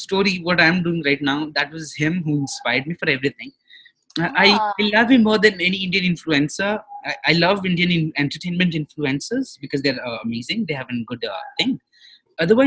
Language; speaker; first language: English; non-native, local second language; Marwari